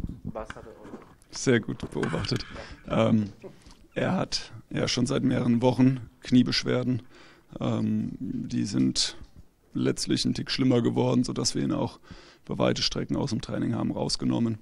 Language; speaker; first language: German; native; German